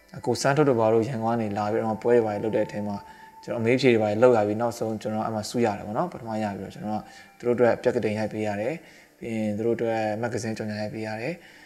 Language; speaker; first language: Burmese; non-native, local second language; Shan